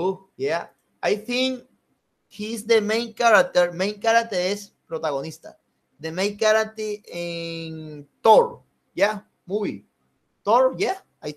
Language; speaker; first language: English; non-native, fluent; Spanish